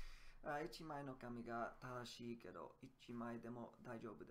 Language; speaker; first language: Japanese; non-native, learner; English